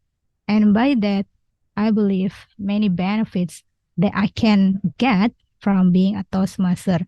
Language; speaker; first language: English; non-native, learner; Indonesian